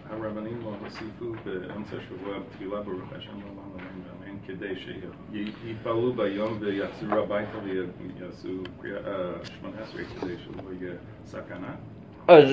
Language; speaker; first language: Hebrew; non-native, fluent; English